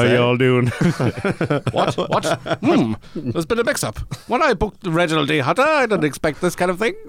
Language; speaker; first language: English; native; English